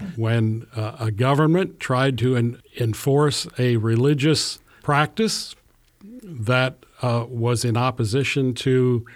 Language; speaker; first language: English; native; English